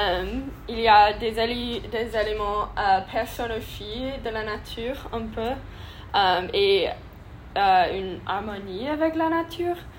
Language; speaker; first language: French; non-native, learner; English